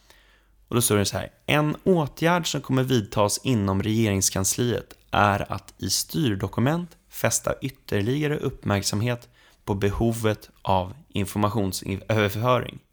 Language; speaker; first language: Swedish; native; Swedish